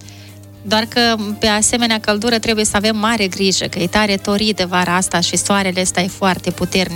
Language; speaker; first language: Romanian; native; Romanian